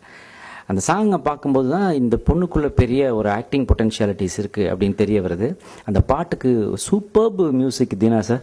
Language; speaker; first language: Tamil; native; Tamil